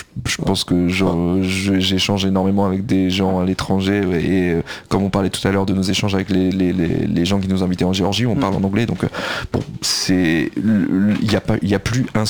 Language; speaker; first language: French; native; French